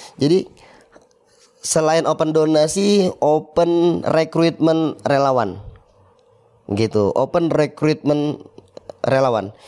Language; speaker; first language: Indonesian; native; Indonesian